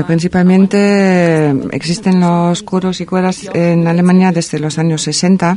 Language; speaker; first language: Spanish; non-native, fluent; German